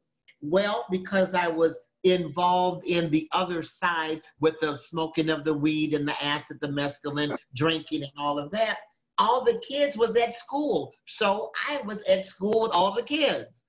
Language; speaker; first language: English; native; English